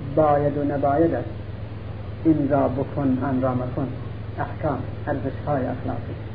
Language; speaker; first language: Persian; non-native, local second language; Central Kurdish